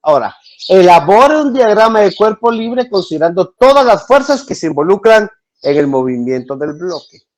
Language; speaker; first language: Spanish; native; Spanish